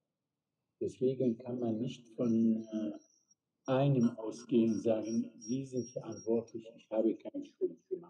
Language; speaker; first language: German; non-native, fluent; Arabic